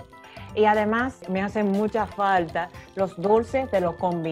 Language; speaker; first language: Spanish; non-native, fluent; Japanese